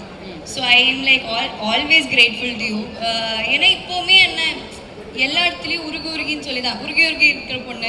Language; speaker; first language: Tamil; non-native, fluent; Malayalam